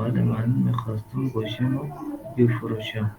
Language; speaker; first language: Persian; non-native, learner; Urdu